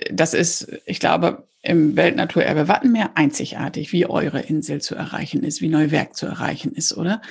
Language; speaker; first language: German; native; German